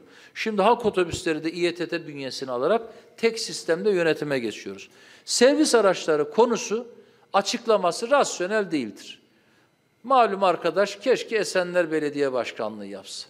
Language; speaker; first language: Turkish; native; Turkish